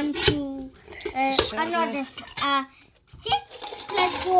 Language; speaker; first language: English; early bilingual, other home language; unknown